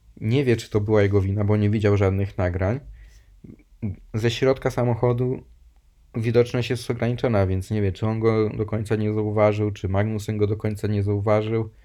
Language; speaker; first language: Polish; native; Polish